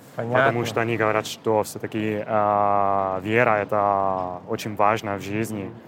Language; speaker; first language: Russian; non-native, fluent; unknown